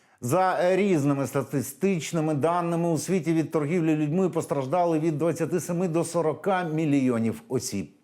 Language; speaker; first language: Ukrainian; native; Ukrainian